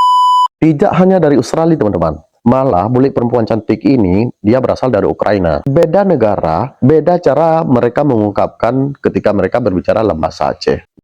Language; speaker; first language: Indonesian; native; Indonesian